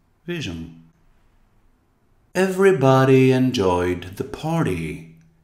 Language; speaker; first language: English; non-native, fluent; Portuguese